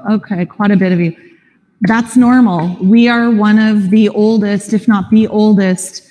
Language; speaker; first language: English; native; English